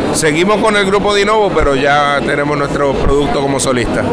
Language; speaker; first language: Spanish; native; Spanish